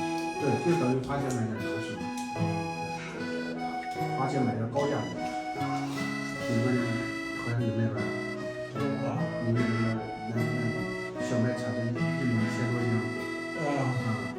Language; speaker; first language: Chinese; native; Chinese